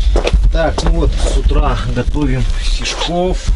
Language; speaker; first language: Russian; native; Russian